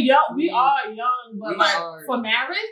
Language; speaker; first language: English; native; English